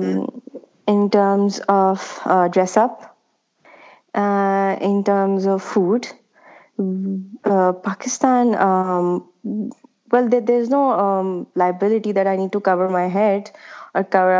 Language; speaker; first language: English; non-native, local second language; Urdu